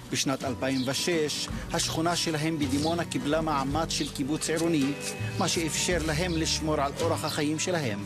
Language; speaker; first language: Hebrew; native; Hebrew